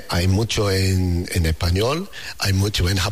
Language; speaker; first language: Spanish; non-native, learner; English